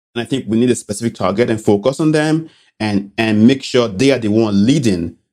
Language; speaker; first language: English; non-native, local second language; Bini